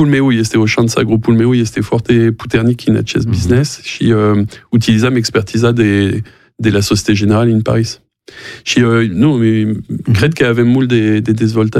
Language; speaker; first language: Romanian; non-native, learner; French